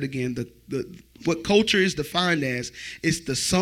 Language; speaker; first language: English; native; English